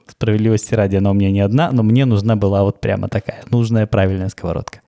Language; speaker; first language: Russian; native; Russian